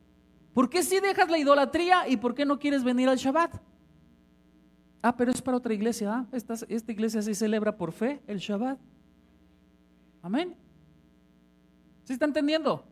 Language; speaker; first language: Spanish; native; Spanish